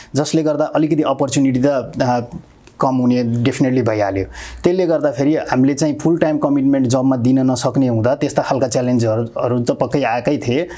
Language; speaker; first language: Nepali; native; Nepali